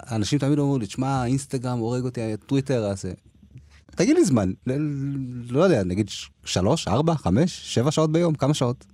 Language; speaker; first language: Hebrew; early bilingual, other home language; Amharic